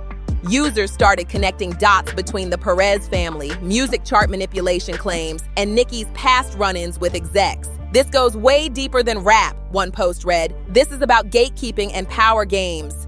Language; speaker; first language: English; native; English